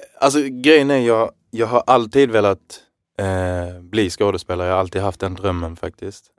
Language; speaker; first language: Swedish; early bilingual, other home language; Arabic